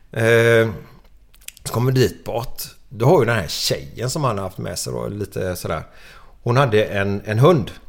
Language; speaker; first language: Swedish; native; Swedish